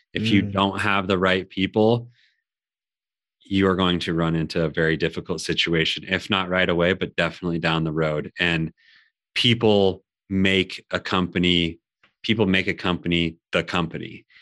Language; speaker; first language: English; native; English